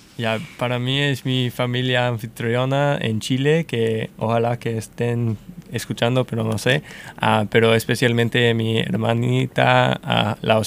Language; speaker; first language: Spanish; non-native, fluent; English